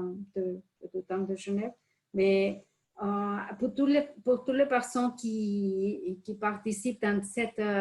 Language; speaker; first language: French; non-native, fluent; Spanish